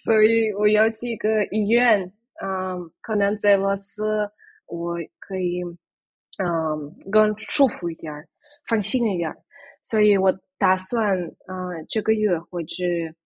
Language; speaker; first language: Chinese; non-native, fluent; Russian